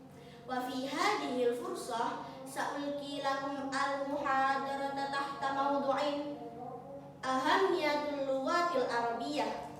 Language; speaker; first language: Arabic; non-native, learner; Indonesian